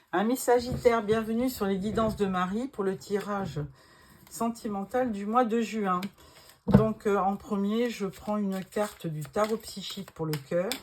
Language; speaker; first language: French; native; French